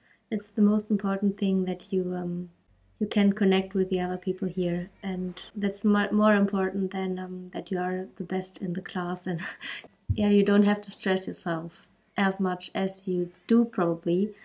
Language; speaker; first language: English; non-native, fluent; German